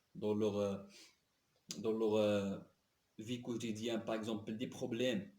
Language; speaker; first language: French; non-native, local second language; Arabic